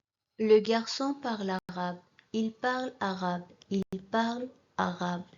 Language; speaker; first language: French; non-native, local second language; Arabic